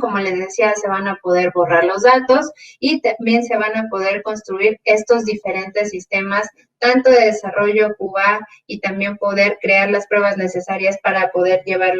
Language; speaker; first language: Spanish; native; Spanish